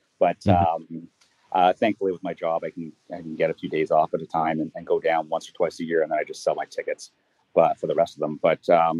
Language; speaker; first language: English; native; English